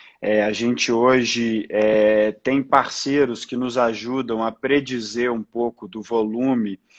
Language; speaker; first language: Portuguese; native; Portuguese